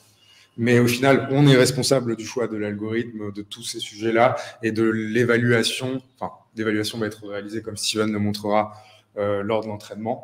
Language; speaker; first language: French; native; French